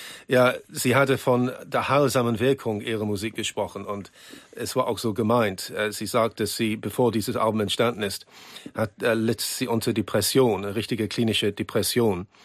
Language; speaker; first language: German; non-native, fluent; English